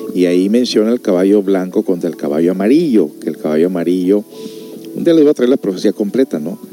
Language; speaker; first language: Spanish; early bilingual, heritage; Spanish